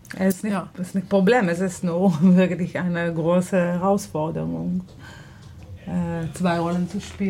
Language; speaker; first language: German; non-native, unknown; Hebrew